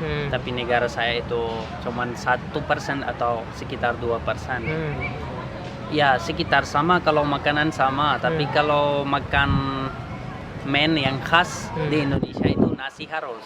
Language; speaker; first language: Indonesian; non-native, learner; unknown